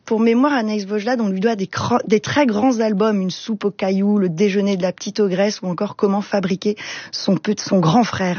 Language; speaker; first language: French; native; French